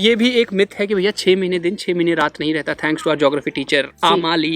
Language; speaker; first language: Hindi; native; Hindi